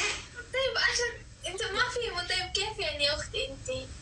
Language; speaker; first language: Arabic; non-native, learner; Bangla